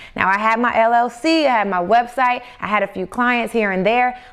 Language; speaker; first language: English; native; English